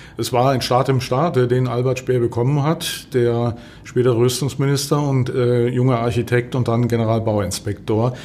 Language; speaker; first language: German; native; German